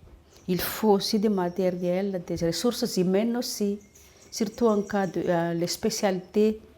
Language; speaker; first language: French; non-native, local second language; Malagasy